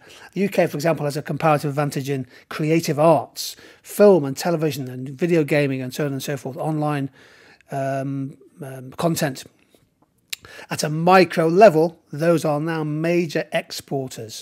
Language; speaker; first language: English; native; English